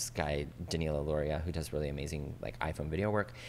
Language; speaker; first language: English; native; English